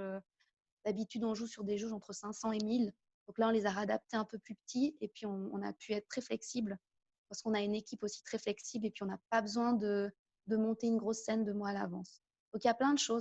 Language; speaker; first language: French; native; French